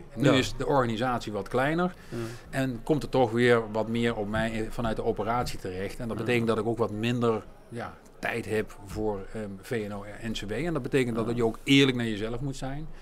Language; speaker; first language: Dutch; native; Dutch